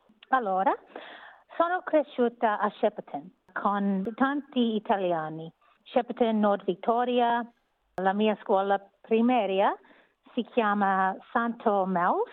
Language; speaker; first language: Italian; non-native, learner; English